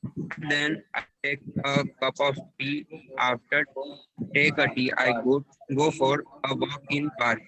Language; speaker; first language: English; non-native, learner; Hindi